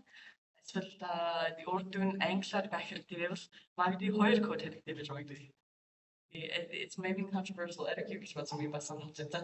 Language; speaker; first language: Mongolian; non-native, learner; English